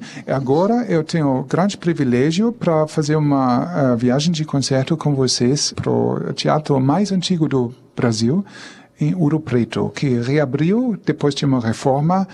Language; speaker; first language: Portuguese; non-native, fluent; German